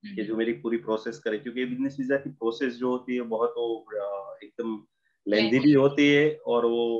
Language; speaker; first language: Hindi; non-native, local second language; Gujarati